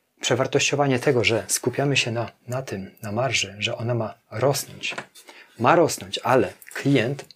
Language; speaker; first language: Polish; native; Polish